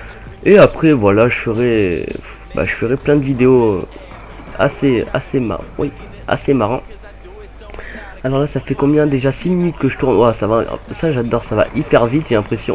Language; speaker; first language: French; native; French